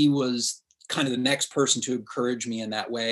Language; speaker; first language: English; native; English